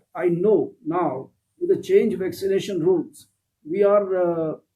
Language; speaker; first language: English; non-native, local second language; Kannada